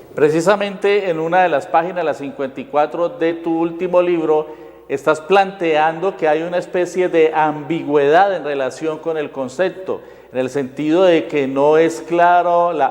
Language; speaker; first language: Spanish; native; Spanish